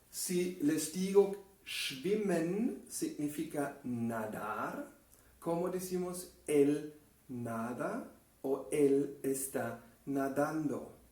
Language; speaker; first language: Spanish; non-native, fluent; German